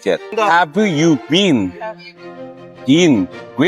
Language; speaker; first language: English; non-native, learner; Korean